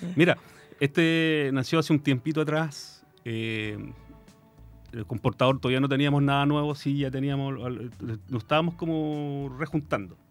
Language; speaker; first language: Spanish; native; Spanish